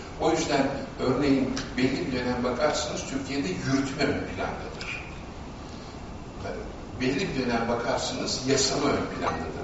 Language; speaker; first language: Turkish; native; Turkish